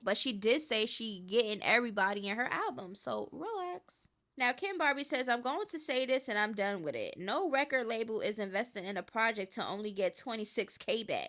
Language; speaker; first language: English; native; English